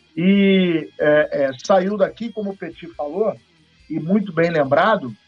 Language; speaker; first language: Portuguese; native; Portuguese